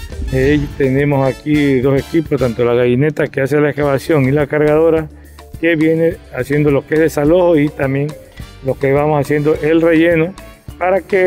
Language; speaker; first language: Spanish; native; Spanish